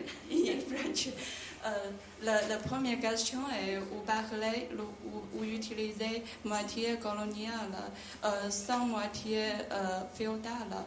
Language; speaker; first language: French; non-native, learner; Chinese